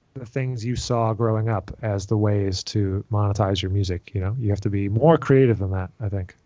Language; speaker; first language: English; native; English